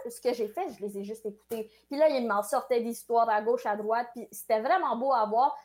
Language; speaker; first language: French; early bilingual, other home language; Tamil